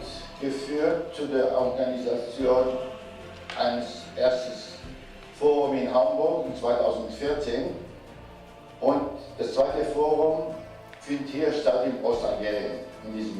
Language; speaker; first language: German; non-native, fluent; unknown